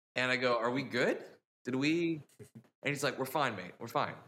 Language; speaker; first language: English; native; English